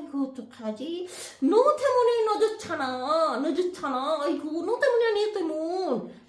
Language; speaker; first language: Korean; non-native, fluent; Sinhala